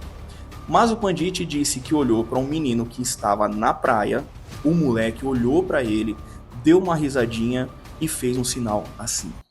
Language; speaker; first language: Portuguese; native; Portuguese